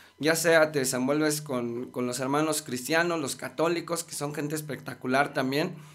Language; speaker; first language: Spanish; native; Spanish